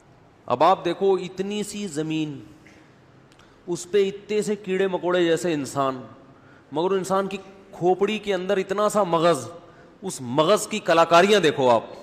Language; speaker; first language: Urdu; native; Urdu